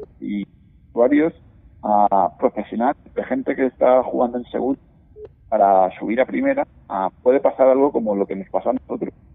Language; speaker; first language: Spanish; native; Spanish